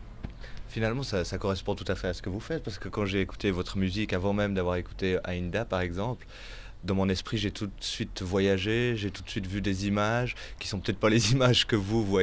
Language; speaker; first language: French; native; French